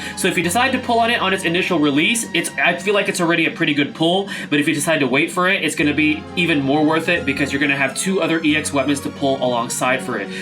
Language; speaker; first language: English; native; English